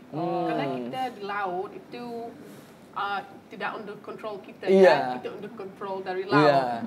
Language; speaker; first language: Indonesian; non-native, fluent; English